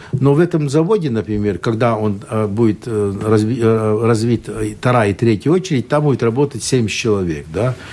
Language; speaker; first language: Russian; non-native, local second language; Latvian